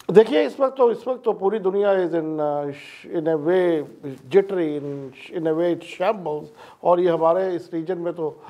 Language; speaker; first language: Urdu; native; Urdu